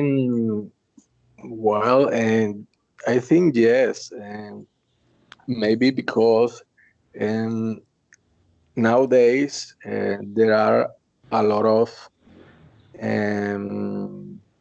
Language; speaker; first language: English; non-native, learner; Spanish